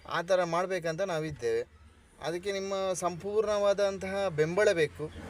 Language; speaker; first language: Kannada; native; Kannada